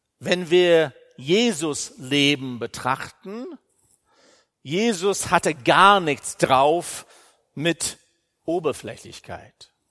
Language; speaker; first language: German; non-native, fluent; English